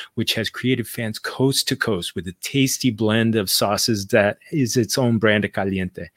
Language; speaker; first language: English; native; English